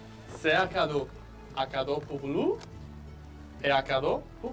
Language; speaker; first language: French; non-native, fluent; Spanish